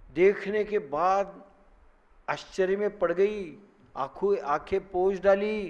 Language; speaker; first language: Hindi; non-native, local second language; Marathi